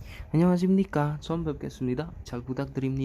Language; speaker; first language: Korean; non-native, fluent; Indonesian